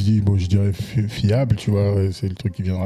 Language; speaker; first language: French; native; French